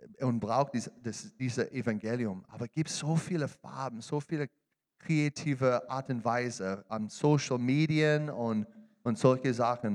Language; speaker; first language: German; non-native, learner; English